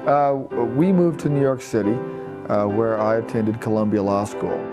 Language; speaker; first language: English; native; English